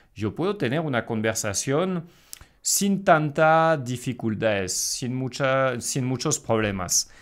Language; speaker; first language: Spanish; non-native, fluent; French